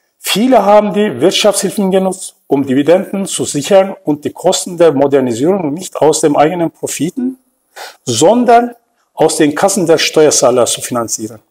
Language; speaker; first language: German; non-native, fluent; Turkish